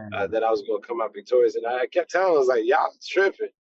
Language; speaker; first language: English; native; English